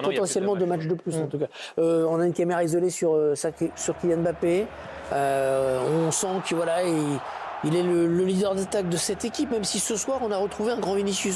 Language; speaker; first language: French; native; French